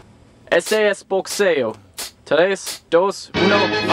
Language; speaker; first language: Spanish; non-native, learner; English